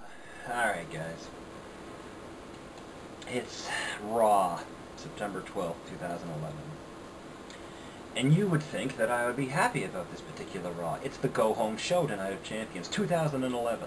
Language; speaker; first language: English; native; English